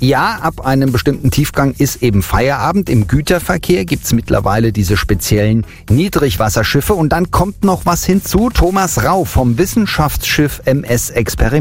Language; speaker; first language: German; native; German